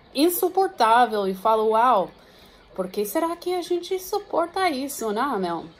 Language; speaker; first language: Portuguese; non-native, fluent; English